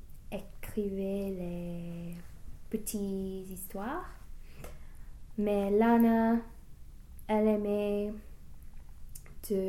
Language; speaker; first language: French; non-native, learner; English